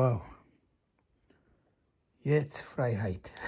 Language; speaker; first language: German; non-native, fluent; Kinyarwanda